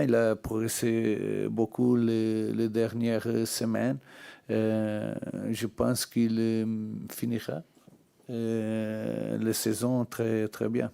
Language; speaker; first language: French; non-native, learner; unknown